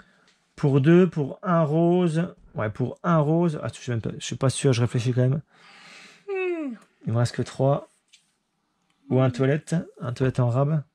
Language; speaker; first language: French; native; French